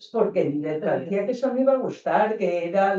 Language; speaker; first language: Spanish; native; Spanish